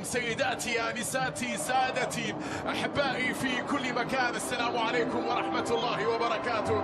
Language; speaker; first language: Arabic; native; Arabic